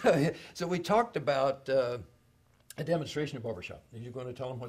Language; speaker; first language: English; native; English